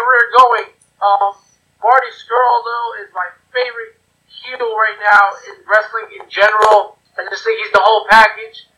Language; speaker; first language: English; native; English